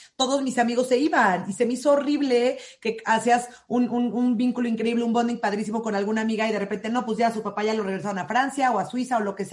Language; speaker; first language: Spanish; native; Spanish